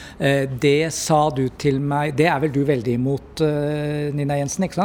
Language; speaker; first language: Norwegian; native; Norwegian